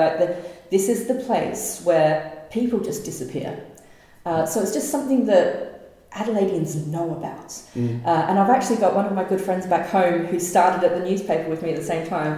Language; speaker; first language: English; native; English